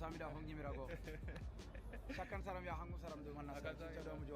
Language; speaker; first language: Korean; non-native, learner; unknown